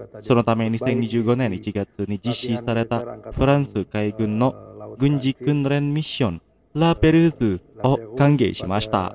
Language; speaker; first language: Japanese; non-native, fluent; Indonesian